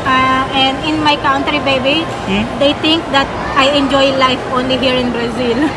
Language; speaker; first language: English; non-native, local second language; Filipino